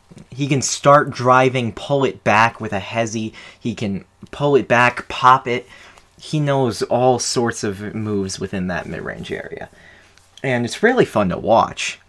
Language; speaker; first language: English; native; English